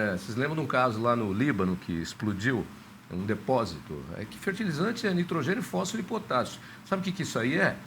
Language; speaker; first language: Portuguese; native; Portuguese